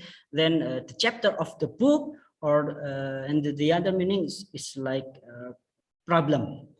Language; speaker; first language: English; non-native, fluent; Indonesian